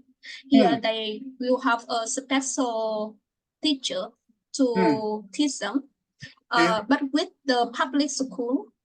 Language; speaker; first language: English; non-native, fluent; Vietnamese